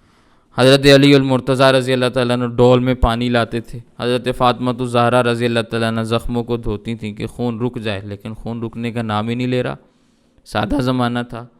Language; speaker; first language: Urdu; native; Urdu